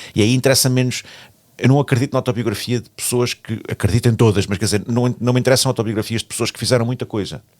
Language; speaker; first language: Portuguese; native; Portuguese